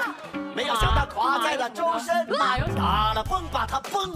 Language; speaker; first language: Chinese; native; Chinese